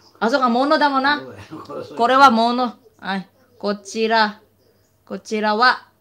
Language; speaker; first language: Japanese; non-native, learner; Filipino